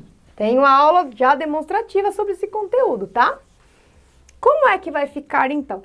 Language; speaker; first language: Portuguese; native; Portuguese